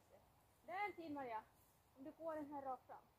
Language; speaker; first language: Swedish; non-native, learner; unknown